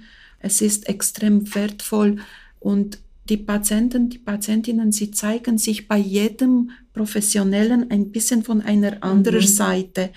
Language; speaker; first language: German; non-native, fluent; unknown